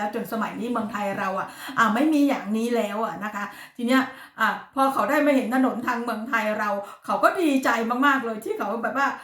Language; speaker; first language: Thai; non-native, local second language; Lao